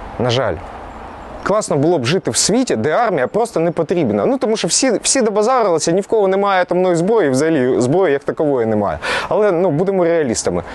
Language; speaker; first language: Ukrainian; non-native, local second language; Russian